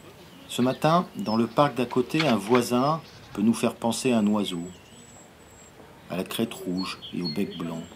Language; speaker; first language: French; native; French